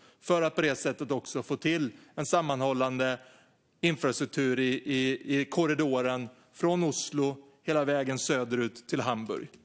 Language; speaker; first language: Swedish; native; Swedish